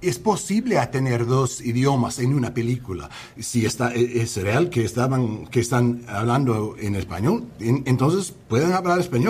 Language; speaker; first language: Spanish; non-native, learner; English